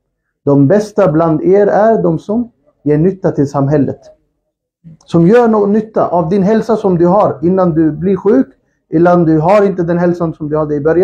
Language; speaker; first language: Swedish; non-native, fluent; Urdu